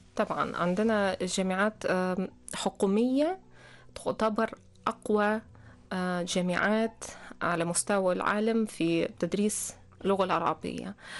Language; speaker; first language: Arabic; non-native, fluent; Russian